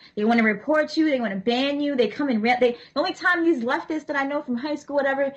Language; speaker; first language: English; native; English